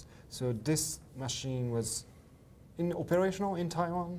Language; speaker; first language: English; non-native, fluent; Japanese